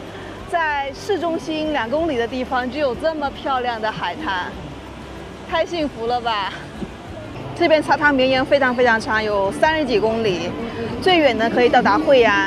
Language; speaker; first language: Chinese; native; Chinese